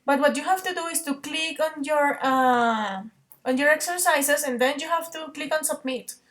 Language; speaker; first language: English; non-native, fluent; Spanish